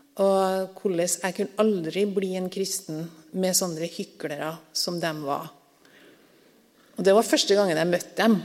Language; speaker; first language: Norwegian; native; Norwegian